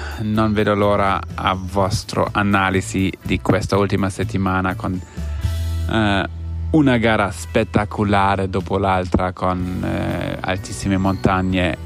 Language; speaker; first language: Italian; non-native, learner; German